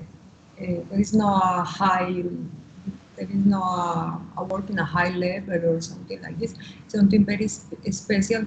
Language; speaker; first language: English; non-native, learner; Spanish